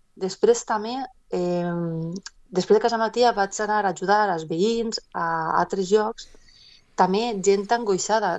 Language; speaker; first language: Catalan; non-native, local second language; Spanish